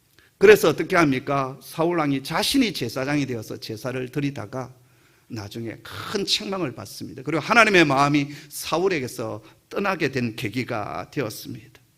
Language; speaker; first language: Korean; native; Korean